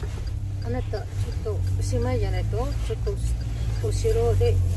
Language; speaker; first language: Japanese; non-native, learner; Filipino